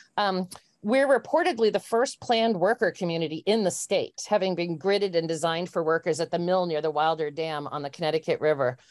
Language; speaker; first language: English; native; English